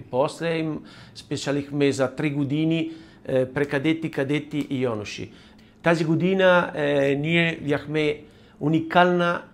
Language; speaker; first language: Bulgarian; non-native, learner; Italian